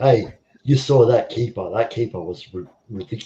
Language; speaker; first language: English; native; English